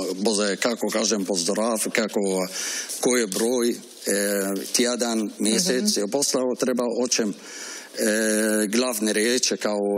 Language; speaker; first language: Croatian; non-native, learner; Arabic